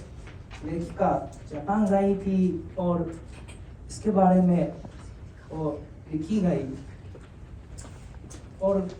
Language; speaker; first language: Hindi; non-native, fluent; Japanese